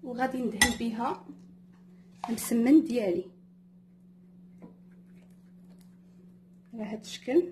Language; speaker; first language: Arabic; native; Arabic